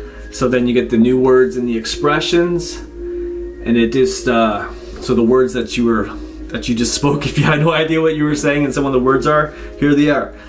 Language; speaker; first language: English; native; English